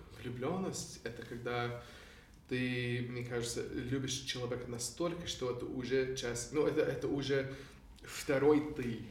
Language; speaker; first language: Russian; non-native, fluent; English